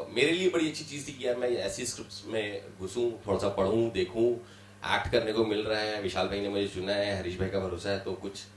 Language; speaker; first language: Hindi; native; Hindi